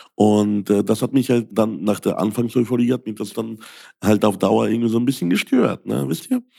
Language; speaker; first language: German; early bilingual, other home language; Russian